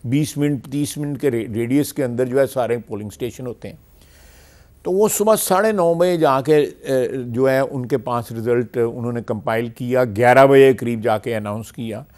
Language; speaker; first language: Urdu; non-native, local second language; Punjabi